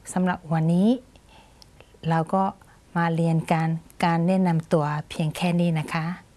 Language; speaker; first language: Thai; native; Thai